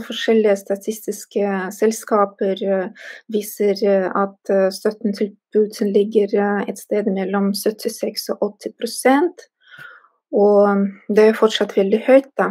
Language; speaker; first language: Norwegian; non-native, fluent; Russian